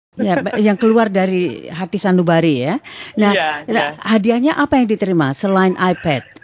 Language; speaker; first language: Indonesian; native; Indonesian